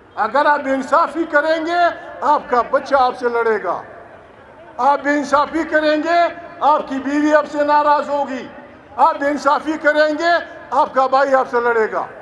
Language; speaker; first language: Urdu; non-native, local second language; Pashto